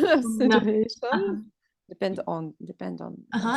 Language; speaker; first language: English; non-native, learner; Russian